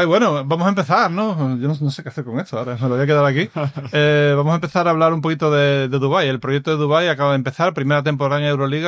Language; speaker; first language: Spanish; native; Spanish